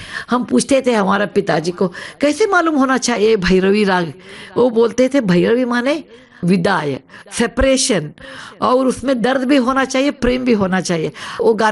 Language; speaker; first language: Hindi; non-native, local second language; Kannada